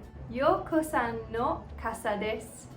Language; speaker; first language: Japanese; non-native, fluent; English